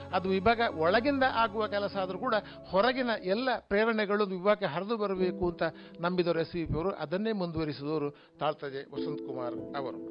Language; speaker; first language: Kannada; native; Kannada